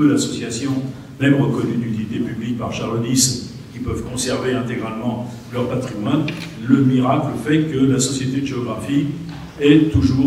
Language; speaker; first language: French; native; French